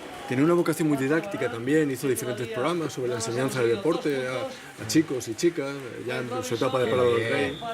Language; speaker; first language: Spanish; native; Spanish